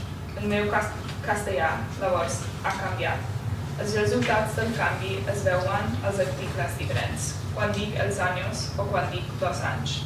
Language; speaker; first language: Catalan; non-native, learner; English